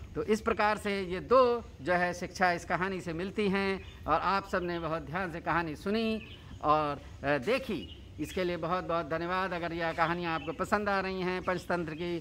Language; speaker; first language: Hindi; native; Hindi